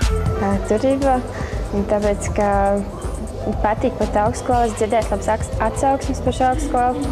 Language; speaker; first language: Latvian; non-native, local second language; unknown